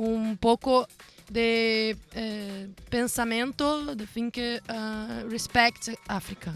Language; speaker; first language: English; non-native, learner; Portuguese